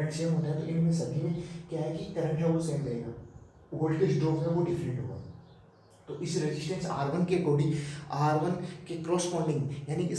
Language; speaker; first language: Hindi; native; Hindi